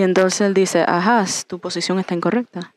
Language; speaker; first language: Spanish; non-native, fluent; English